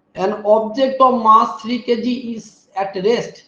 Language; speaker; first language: English; non-native, local second language; Bangla